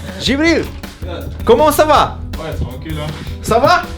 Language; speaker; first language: French; non-native, learner; Polish